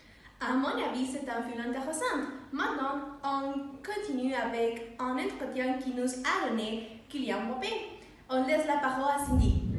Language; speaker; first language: French; non-native, learner; Spanish